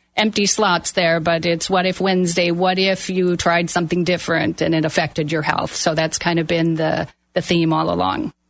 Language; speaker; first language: English; native; English